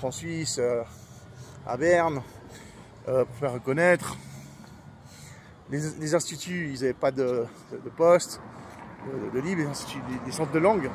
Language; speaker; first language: French; native; French